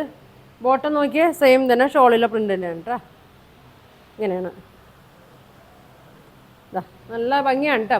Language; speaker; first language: Malayalam; native; Malayalam